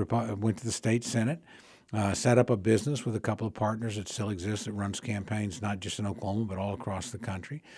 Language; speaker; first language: English; native; English